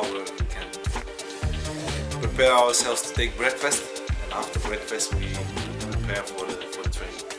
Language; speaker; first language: English; non-native, learner; Portuguese